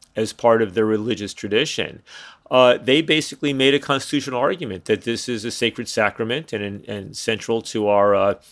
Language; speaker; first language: English; native; English